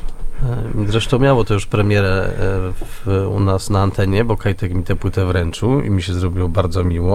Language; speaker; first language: Polish; native; Polish